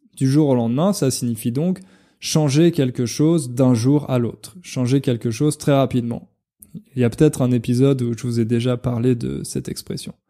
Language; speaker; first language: French; native; French